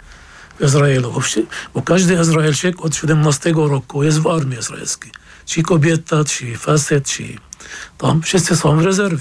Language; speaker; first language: Polish; non-native, fluent; Arabic